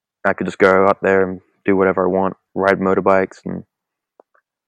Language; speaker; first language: English; native; English